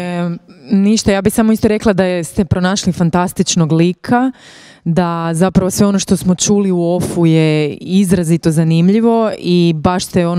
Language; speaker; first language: Croatian; native; Croatian